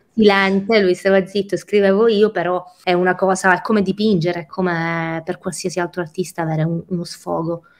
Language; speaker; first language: Italian; native; Italian